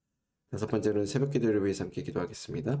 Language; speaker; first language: Korean; native; Korean